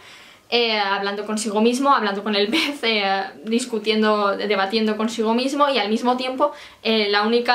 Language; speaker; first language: Spanish; native; Spanish